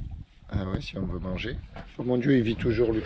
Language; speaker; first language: French; native; French